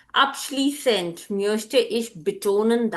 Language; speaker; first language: German; non-native, fluent; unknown